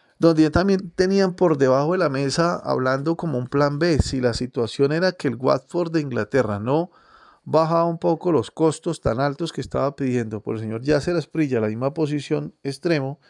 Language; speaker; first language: Spanish; native; Spanish